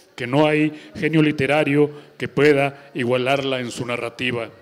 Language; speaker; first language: Spanish; native; Spanish